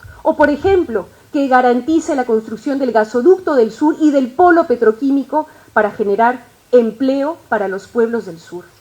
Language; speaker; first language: Spanish; native; Spanish